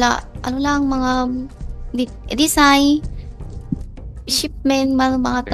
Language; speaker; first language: Filipino; non-native, learner; Chinese